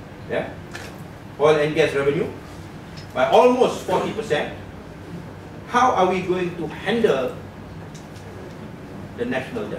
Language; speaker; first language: English; non-native, local second language; Malay